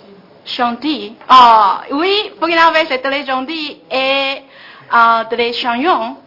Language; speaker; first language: French; non-native, learner; Chinese